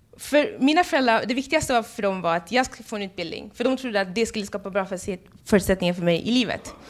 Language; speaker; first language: Swedish; early bilingual, other home language; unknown